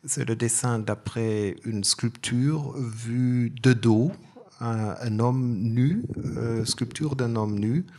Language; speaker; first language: French; non-native, fluent; German